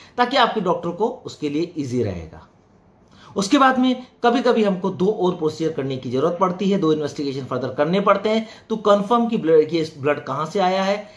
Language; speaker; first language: Hindi; native; Hindi